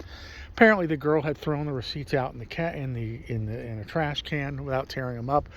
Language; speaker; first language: English; native; English